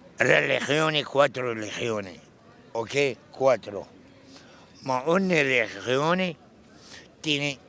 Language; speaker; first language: Spanish; non-native, learner; Arabic